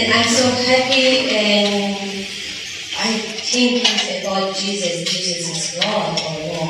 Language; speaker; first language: English; non-native, learner; Persian